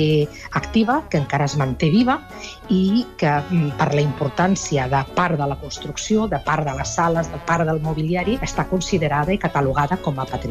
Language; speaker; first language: Catalan; native; Catalan